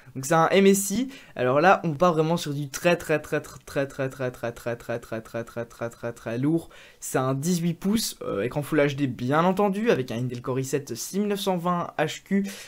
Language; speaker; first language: French; native; French